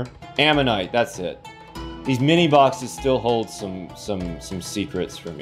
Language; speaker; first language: English; native; English